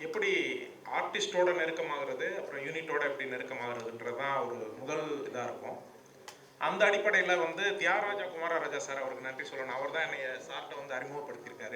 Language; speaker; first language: Tamil; native; Tamil